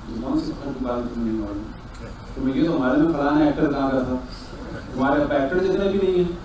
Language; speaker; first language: Urdu; native; Urdu